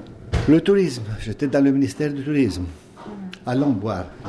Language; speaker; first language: French; non-native, fluent; Greek